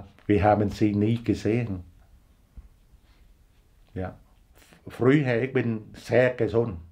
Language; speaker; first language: German; non-native, learner; Vietnamese